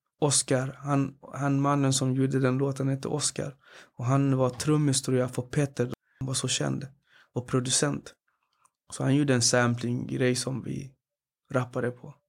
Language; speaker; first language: Swedish; early bilingual, other home language; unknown